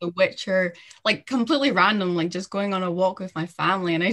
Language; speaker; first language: English; non-native, fluent; Dutch